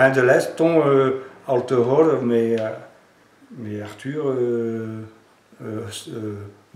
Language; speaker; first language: Dutch; non-native, local second language; French